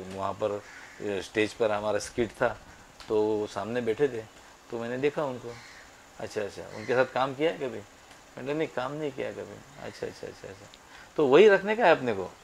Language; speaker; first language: Hindi; non-native, local second language; Marathi